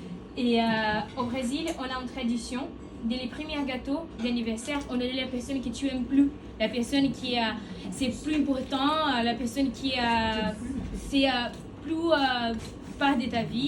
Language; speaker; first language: French; non-native, learner; Portuguese